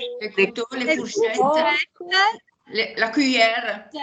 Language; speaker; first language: French; non-native, fluent; Italian